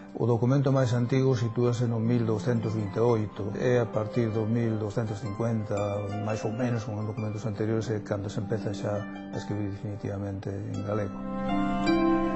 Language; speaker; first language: Galician; native; Galician